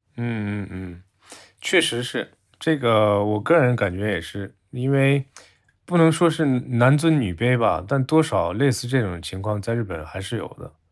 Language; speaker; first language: Chinese; non-native, fluent; Japanese